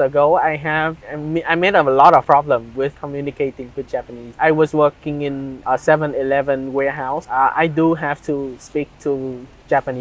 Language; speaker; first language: English; non-native, fluent; Vietnamese